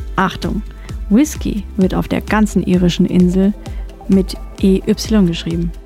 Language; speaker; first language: German; native; German